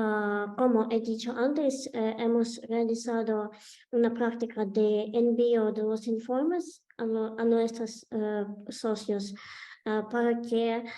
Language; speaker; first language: Spanish; non-native, fluent; Ukrainian